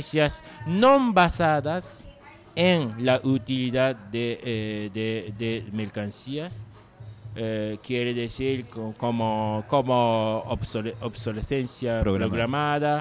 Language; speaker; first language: Spanish; non-native, learner; Japanese